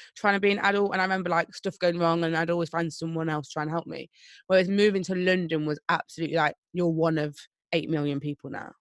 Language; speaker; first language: English; native; English